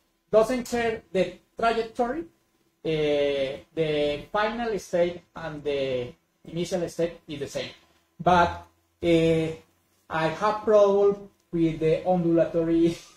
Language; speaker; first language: English; non-native, learner; Spanish